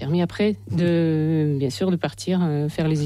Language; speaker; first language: French; non-native, fluent; Russian